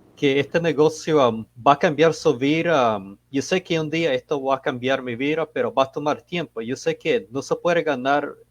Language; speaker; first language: Spanish; early bilingual, heritage; Spanish